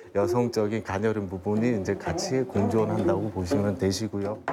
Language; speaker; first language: Korean; native; Korean